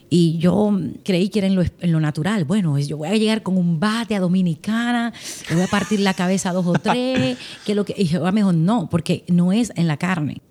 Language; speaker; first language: Spanish; native; Spanish